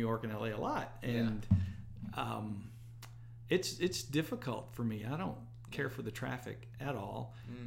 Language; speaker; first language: English; native; English